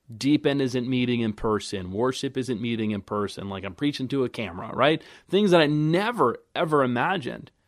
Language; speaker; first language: English; native; English